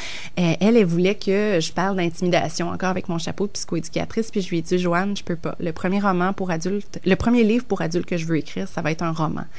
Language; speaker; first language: French; native; French